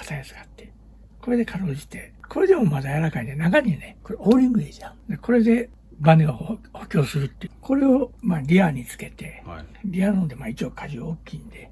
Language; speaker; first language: Japanese; native; Japanese